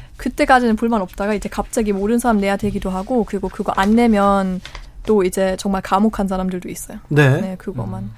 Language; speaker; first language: Korean; non-native, fluent; German